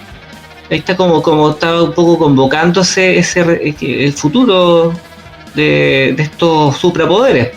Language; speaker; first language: Spanish; native; Spanish